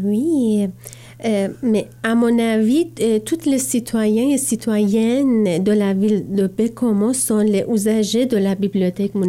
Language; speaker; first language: French; non-native, learner; Persian